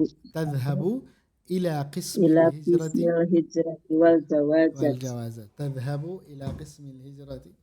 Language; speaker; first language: Arabic; non-native, fluent; Indonesian